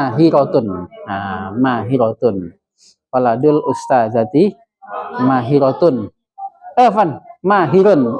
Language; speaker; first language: Arabic; non-native, fluent; Indonesian